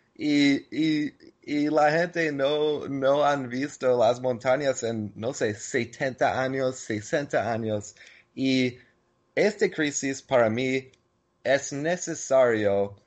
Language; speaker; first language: Spanish; non-native, learner; English